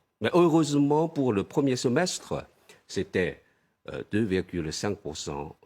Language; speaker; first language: French; non-native, fluent; Chinese